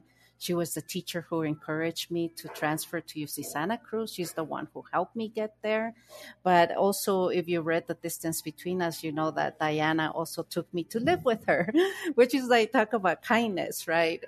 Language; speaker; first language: English; early bilingual, other home language; Spanish